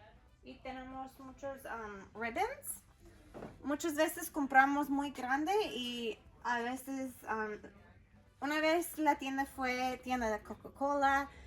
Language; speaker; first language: Spanish; early bilingual, heritage; Spanish